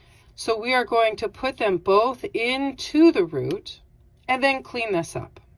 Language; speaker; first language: English; native; English